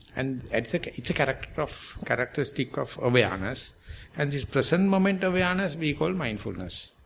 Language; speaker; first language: English; non-native, local second language; Sinhala